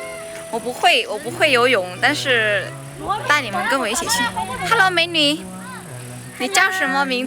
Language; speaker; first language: Chinese; non-native, learner; Vietnamese